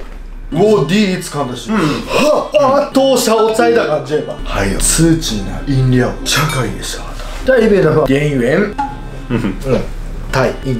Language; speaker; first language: Chinese; non-native, learner; Japanese